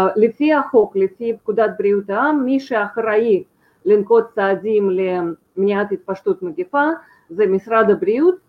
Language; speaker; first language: Hebrew; non-native, fluent; Russian